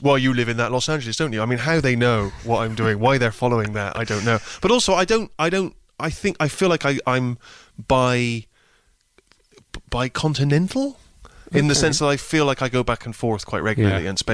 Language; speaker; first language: English; native; English